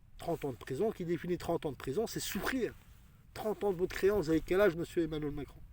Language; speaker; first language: French; early bilingual, other home language; Arabic